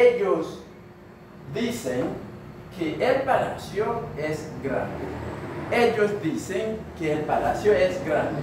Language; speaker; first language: Spanish; non-native, fluent; Haitian Creole